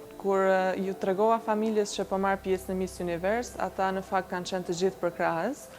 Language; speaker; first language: Albanian; native; Albanian